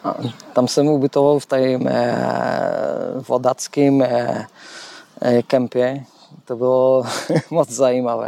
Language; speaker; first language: Czech; non-native, learner; Polish